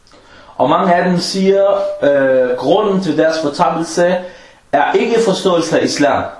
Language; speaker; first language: Danish; non-native, fluent; Arabic